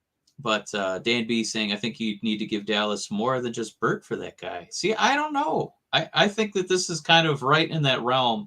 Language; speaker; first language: English; native; English